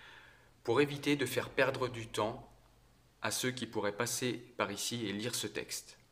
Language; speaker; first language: French; native; French